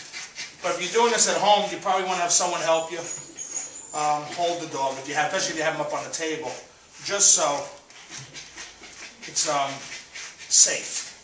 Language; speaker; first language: English; native; English